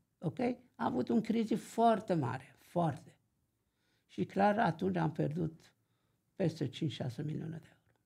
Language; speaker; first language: Romanian; non-native, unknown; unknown